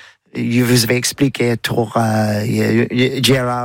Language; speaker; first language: French; non-native, learner; English